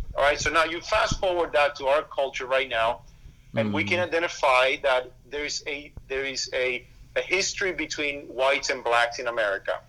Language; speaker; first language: English; early bilingual, other home language; Spanish